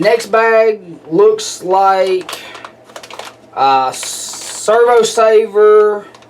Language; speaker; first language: English; native; English